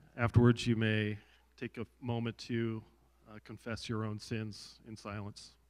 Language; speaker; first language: English; native; English